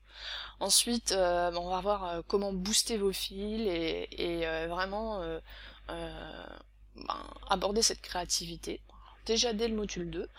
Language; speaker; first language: French; native; French